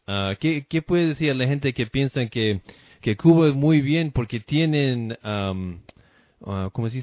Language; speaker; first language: Spanish; non-native, fluent; English